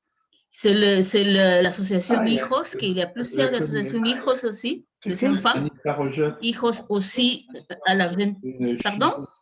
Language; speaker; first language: French; non-native, fluent; Spanish